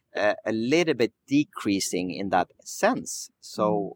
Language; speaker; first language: English; early bilingual, other home language; Swedish